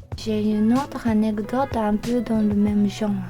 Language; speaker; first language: French; non-native, learner; Japanese